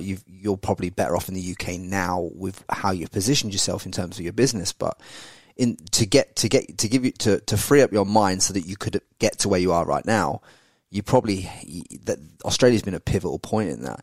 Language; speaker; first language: English; native; English